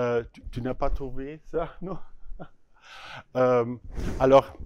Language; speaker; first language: French; non-native, learner; German